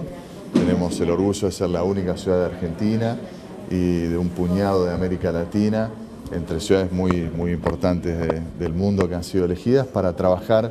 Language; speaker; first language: Spanish; native; Spanish